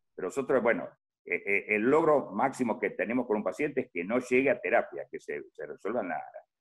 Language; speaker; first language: Spanish; native; Spanish